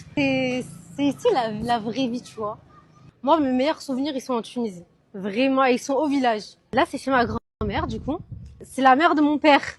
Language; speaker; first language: French; early bilingual, other home language; Arabic